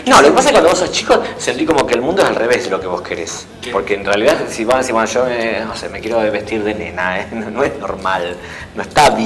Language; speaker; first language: Spanish; native; Spanish